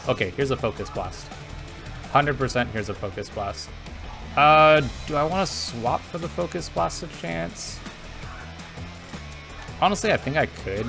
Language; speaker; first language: English; native; English